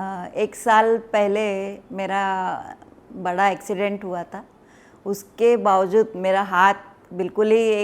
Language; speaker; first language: Hindi; non-native, local second language; Marathi